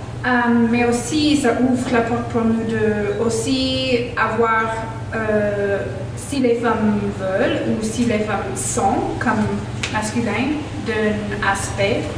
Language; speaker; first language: French; non-native, local second language; English